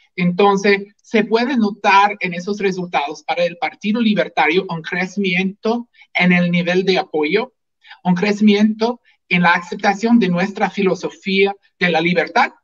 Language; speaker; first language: Spanish; non-native, fluent; English